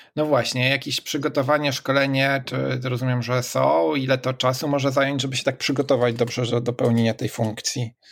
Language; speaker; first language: Polish; native; Polish